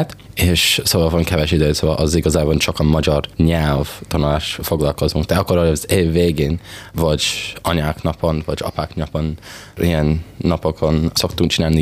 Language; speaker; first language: Hungarian; early bilingual, heritage; English